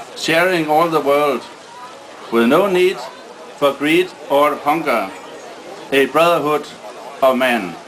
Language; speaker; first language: English; non-native, fluent; Danish